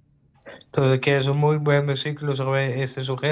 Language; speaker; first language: Spanish; non-native, fluent; Dutch